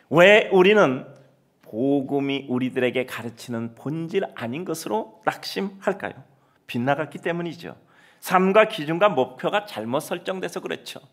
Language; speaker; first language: Korean; native; Korean